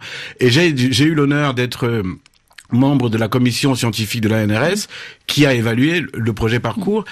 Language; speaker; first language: French; native; French